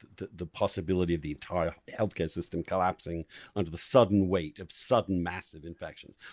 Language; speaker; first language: English; native; English